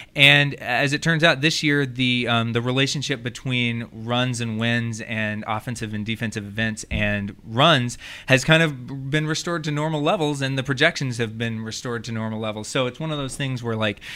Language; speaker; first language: English; native; English